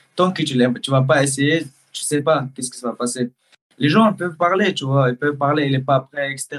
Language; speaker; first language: French; early bilingual, heritage; Russian